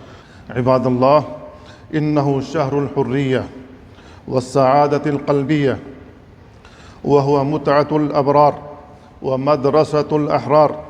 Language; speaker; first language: Arabic; non-native, fluent; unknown